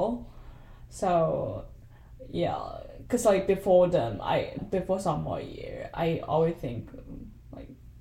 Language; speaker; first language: English; non-native, fluent; Chinese